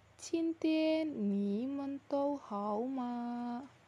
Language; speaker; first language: Chinese; non-native, learner; Indonesian